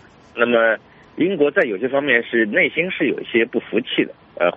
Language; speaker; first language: Chinese; native; Chinese